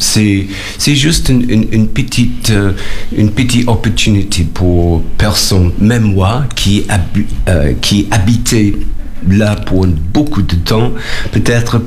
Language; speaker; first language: French; non-native, learner; English